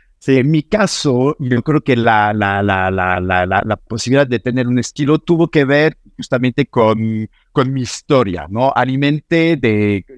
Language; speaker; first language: Spanish; non-native, fluent; French